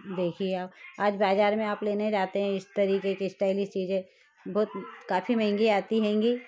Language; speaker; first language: Hindi; native; Hindi